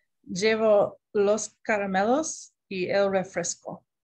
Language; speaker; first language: Spanish; non-native, learner; English